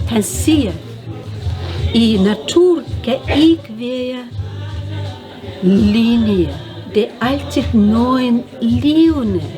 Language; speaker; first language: Danish; non-native, learner; Russian